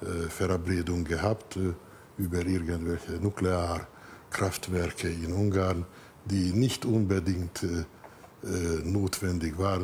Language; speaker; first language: German; non-native, fluent; Hungarian